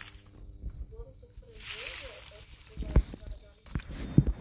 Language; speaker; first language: German; native; German